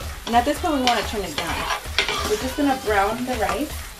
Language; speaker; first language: English; early bilingual, other home language; Spanish